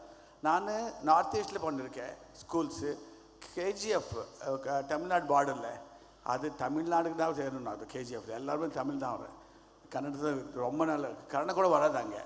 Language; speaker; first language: Tamil; non-native, learner; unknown